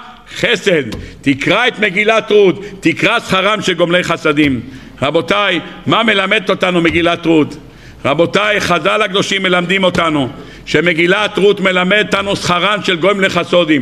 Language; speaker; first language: Hebrew; native; Hebrew